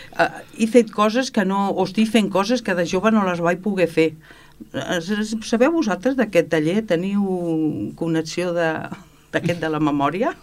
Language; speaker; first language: Catalan; native; Catalan